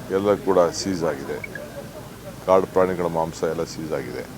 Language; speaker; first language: Kannada; native; Kannada